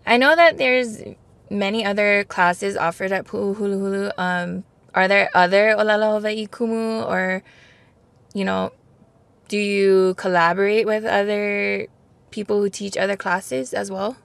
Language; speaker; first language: English; native; English